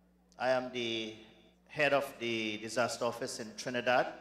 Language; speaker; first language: English; native; English